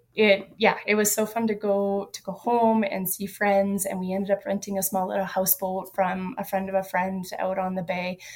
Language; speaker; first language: English; native; English